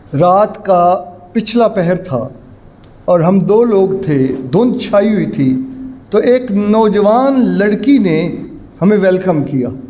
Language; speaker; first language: Urdu; non-native, local second language; Punjabi